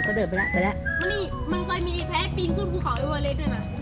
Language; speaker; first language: Thai; native; Thai